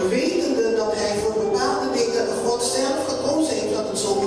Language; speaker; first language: Dutch; non-native, local second language; Papiamento